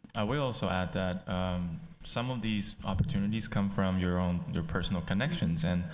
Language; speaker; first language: English; native; English